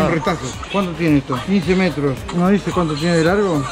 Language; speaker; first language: Spanish; native; Spanish